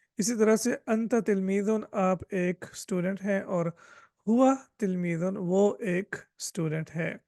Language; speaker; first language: Urdu; native; Urdu